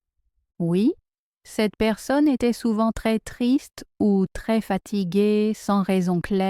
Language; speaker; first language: French; native; French